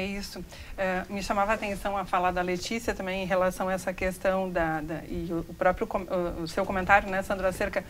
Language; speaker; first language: Portuguese; native; Portuguese